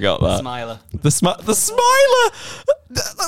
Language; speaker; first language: English; native; English